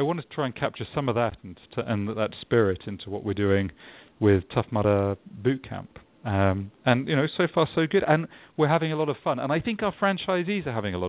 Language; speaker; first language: English; native; English